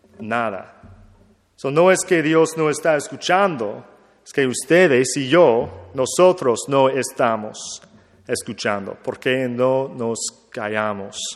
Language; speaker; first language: Spanish; non-native, learner; English